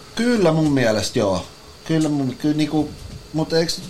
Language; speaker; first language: English; non-native, fluent; Finnish